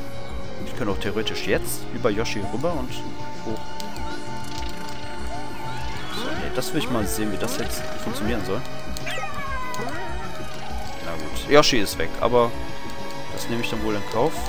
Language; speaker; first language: German; native; German